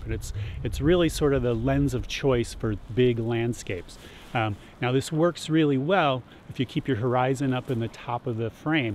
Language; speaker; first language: English; native; English